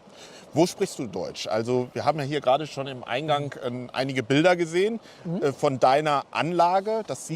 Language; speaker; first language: German; native; German